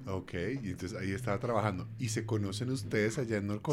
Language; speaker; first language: Spanish; native; Spanish